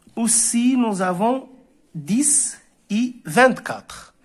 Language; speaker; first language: French; non-native, local second language; Arabic